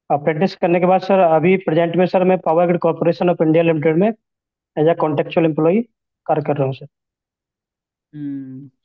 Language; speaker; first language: Hindi; native; Hindi